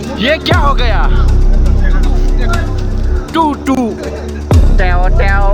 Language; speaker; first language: Hindi; non-native, local second language; Assamese